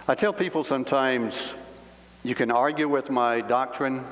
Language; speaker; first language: English; native; English